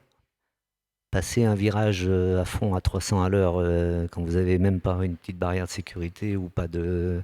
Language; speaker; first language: French; native; French